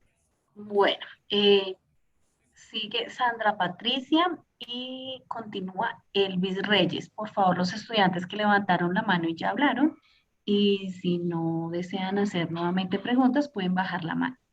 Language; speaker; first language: Spanish; native; Spanish